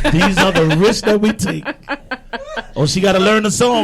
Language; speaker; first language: English; native; English